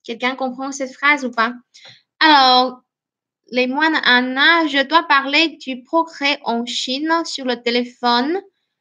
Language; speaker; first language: French; non-native, fluent; Chinese